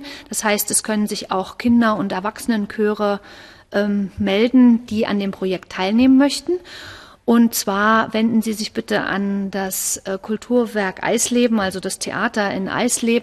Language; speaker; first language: German; native; German